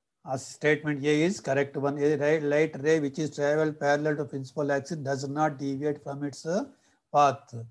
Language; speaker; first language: English; non-native, local second language; Telugu